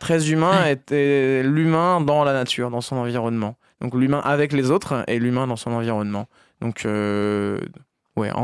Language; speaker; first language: French; native; French